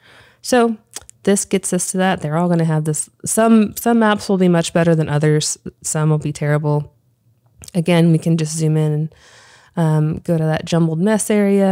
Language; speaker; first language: English; native; English